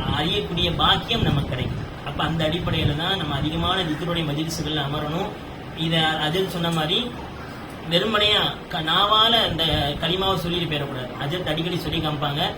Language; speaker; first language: Tamil; native; Tamil